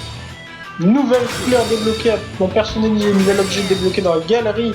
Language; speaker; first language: French; native; French